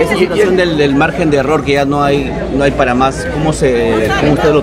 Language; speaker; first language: Spanish; native; Spanish